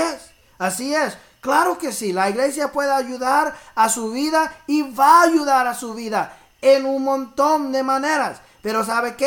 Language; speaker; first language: Spanish; early bilingual, heritage; English